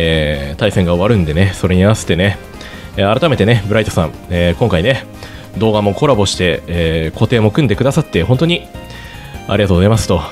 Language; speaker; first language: Japanese; native; Japanese